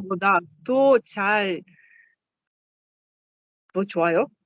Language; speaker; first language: Korean; non-native, learner; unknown